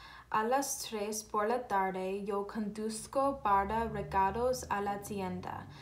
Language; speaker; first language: Spanish; non-native, learner; English